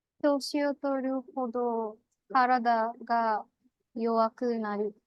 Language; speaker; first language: Japanese; non-native, learner; Bangla